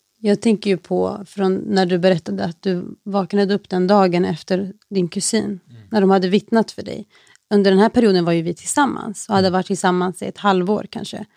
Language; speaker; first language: Swedish; early bilingual, other home language; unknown